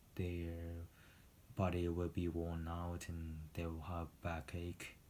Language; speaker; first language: English; non-native, fluent; Japanese